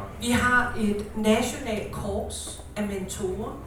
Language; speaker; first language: Swedish; non-native, learner; Danish